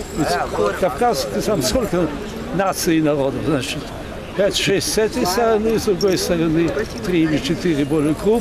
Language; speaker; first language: Russian; early bilingual, heritage; Russian